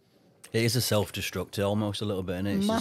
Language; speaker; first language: English; native; English